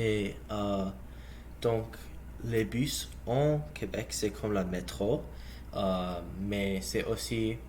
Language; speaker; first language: French; non-native, learner; English